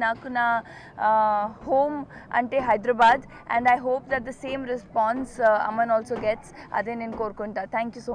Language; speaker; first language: Telugu; non-native, local second language; Punjabi